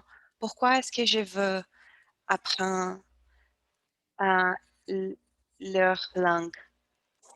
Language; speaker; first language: French; non-native, learner; Portuguese